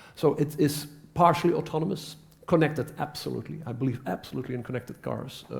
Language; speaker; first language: English; non-native, fluent; Dutch